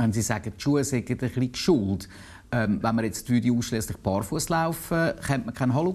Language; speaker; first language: German; native; German